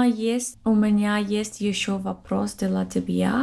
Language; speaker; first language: Russian; non-native, learner; English